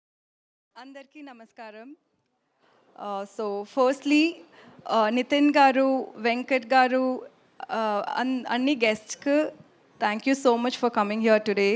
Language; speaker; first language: Telugu; non-native, local second language; Tamil